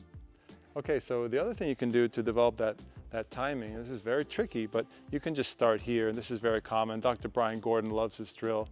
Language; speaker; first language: English; native; English